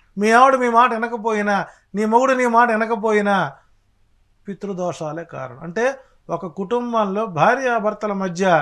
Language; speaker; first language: Telugu; native; Telugu